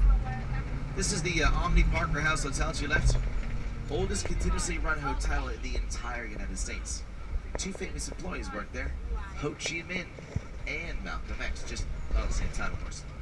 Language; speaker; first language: English; native; English